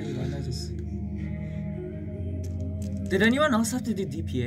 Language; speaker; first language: English; early bilingual, other home language; Korean